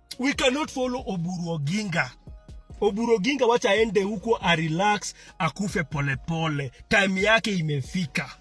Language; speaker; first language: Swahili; non-native, local second language; Luo (Kenya and Tanzania)